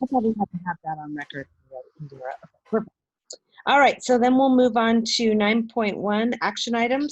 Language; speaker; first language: English; native; English